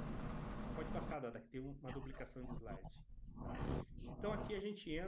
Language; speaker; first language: Portuguese; native; Portuguese